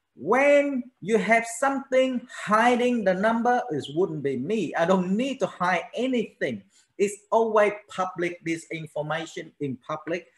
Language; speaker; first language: English; non-native, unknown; Vietnamese